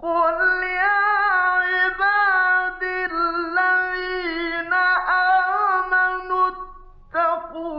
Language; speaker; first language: Arabic; native; Arabic